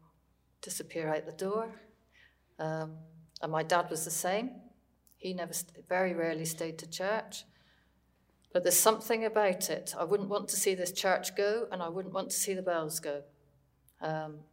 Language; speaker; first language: English; native; English